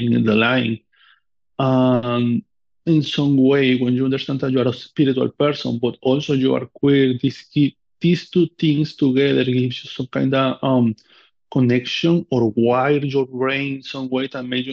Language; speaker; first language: English; non-native, fluent; Spanish